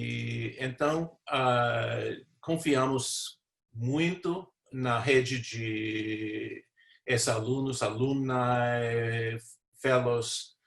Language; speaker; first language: Portuguese; non-native, fluent; English